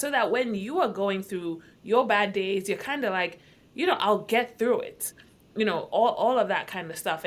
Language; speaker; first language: English; non-native, local second language; Akan